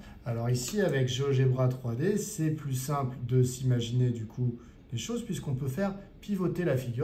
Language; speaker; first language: French; native; French